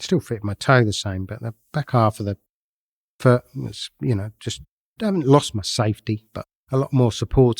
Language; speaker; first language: English; native; English